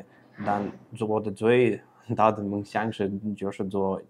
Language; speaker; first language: Chinese; non-native, fluent; Uzbek